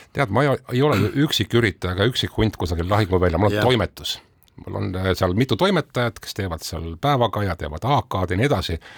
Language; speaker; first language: Estonian; non-native, local second language; Russian